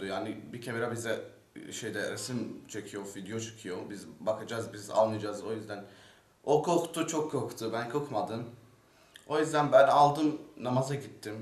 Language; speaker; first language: Turkish; non-native, learner; Arabic